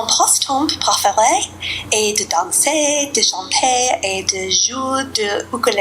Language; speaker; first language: French; non-native, learner; English